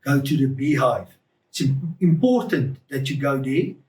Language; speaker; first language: English; non-native, local second language; Afrikaans